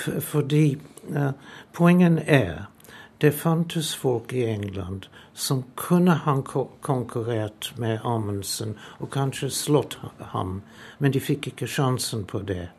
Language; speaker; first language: Norwegian; non-native, fluent; English